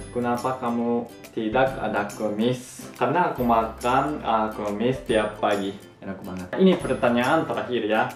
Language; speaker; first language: Indonesian; non-native, fluent; Japanese